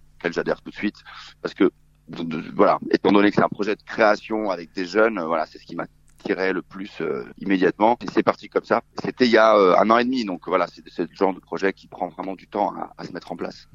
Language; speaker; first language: French; non-native, fluent; Italian